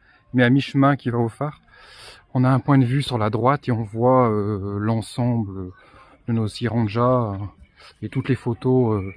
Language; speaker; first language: French; native; French